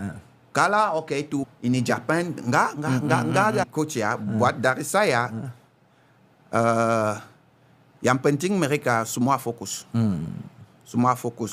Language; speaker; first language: Indonesian; non-native, learner; Japanese